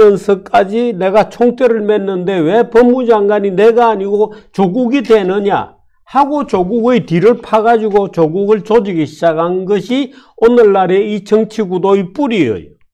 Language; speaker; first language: Korean; native; Korean